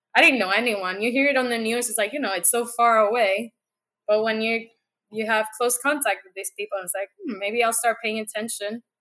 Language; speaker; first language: English; non-native, fluent; Spanish